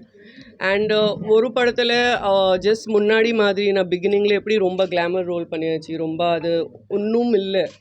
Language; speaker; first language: Tamil; non-native, fluent; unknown